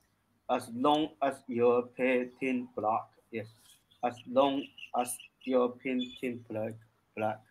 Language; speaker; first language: English; non-native, learner; Chinese